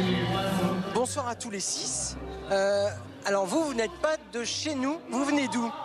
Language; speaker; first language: French; native; French